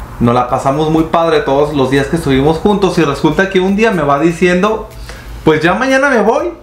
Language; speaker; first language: Spanish; native; Spanish